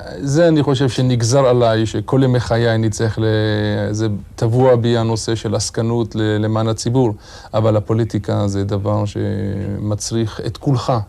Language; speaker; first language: Hebrew; early bilingual, other home language; Arabic